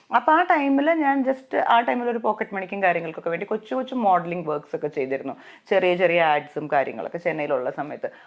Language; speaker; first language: Malayalam; native; Malayalam